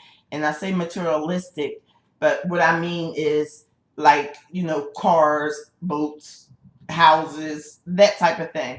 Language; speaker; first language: English; native; English